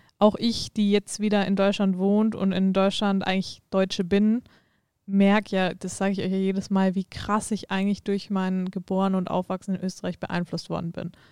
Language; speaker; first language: German; native; German